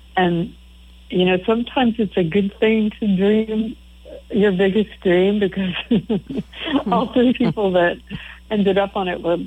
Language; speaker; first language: English; native; English